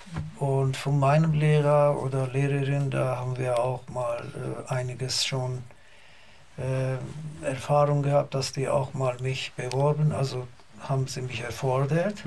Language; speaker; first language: German; non-native, learner; Azerbaijani